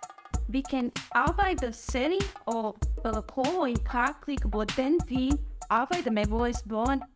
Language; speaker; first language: Danish; non-native, learner; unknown